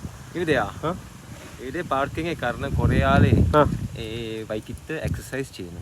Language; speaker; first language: Malayalam; non-native, learner; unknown